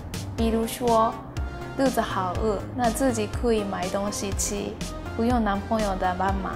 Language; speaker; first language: Chinese; non-native, fluent; Japanese